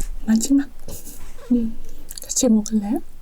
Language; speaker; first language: Korean; non-native, learner; Thai